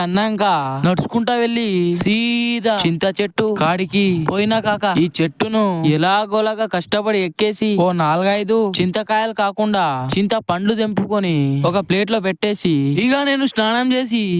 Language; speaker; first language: Telugu; native; Telugu